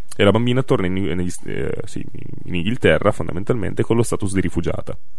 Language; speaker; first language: Italian; native; Italian